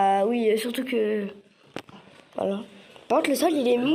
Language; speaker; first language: French; native; French